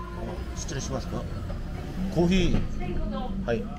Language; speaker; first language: Japanese; non-native, learner; Korean